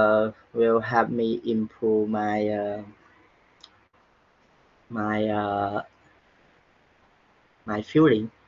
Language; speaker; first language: English; non-native, learner; Vietnamese